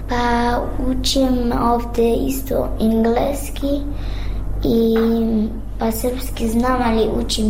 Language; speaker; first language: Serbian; non-native, learner; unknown